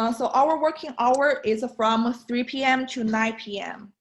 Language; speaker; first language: English; non-native, learner; Chinese